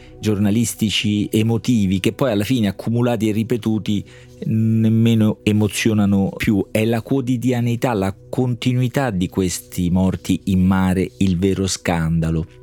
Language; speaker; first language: Italian; native; Italian